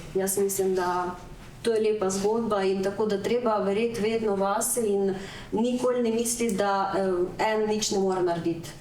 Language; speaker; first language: Slovenian; non-native, fluent; Ukrainian